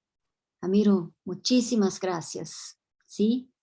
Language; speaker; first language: Spanish; non-native, fluent; Portuguese